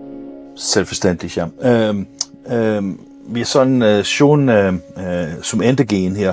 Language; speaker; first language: German; non-native, learner; Danish